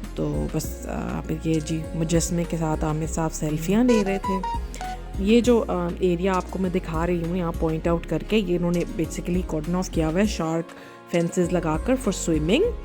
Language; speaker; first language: Urdu; native; Urdu